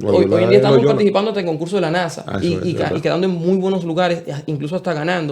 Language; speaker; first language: Spanish; native; Spanish